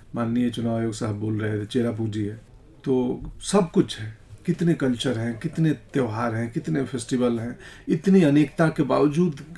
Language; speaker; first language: Hindi; native; Hindi